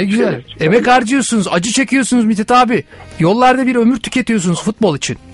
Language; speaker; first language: Turkish; native; Turkish